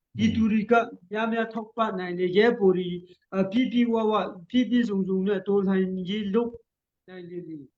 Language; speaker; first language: Burmese; non-native, local second language; Hakha Chin